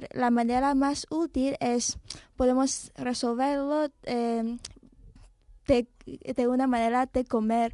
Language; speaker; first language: Spanish; non-native, fluent; Chinese